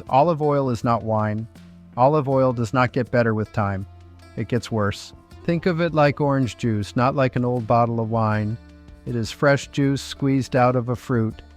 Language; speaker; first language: English; non-native, fluent; Italian